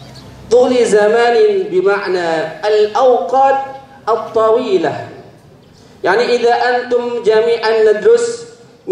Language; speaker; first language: Arabic; non-native, learner; Indonesian